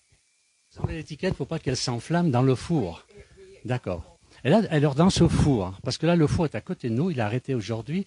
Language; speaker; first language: French; native; French